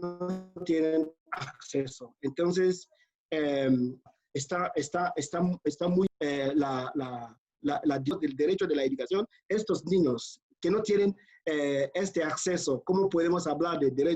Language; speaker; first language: Spanish; non-native, fluent; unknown